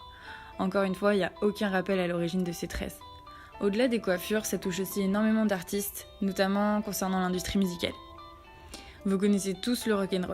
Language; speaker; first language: French; native; French